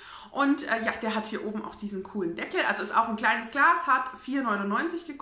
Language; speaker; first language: German; native; German